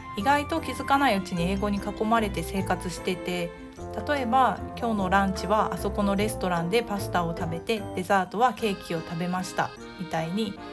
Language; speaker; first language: Japanese; native; Japanese